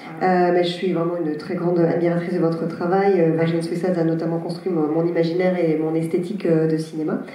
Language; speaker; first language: French; native; French